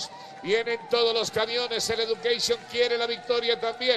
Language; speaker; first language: Spanish; native; Spanish